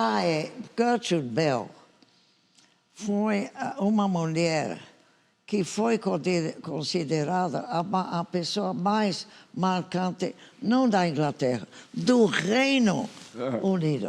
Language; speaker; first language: Portuguese; non-native, fluent; English